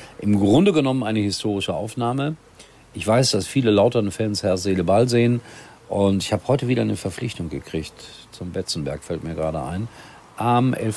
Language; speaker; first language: German; native; German